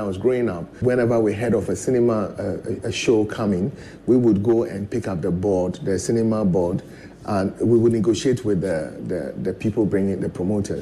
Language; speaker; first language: English; non-native, local second language; Ewe